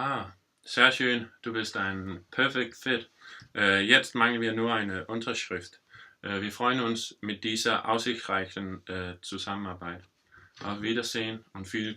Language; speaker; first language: German; non-native, learner; Danish